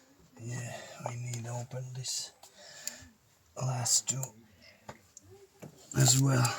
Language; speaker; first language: English; non-native, learner; Latvian